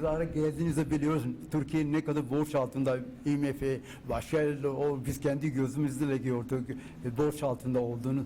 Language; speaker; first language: Turkish; non-native, fluent; Urdu